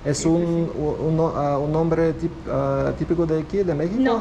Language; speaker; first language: Spanish; non-native, learner; English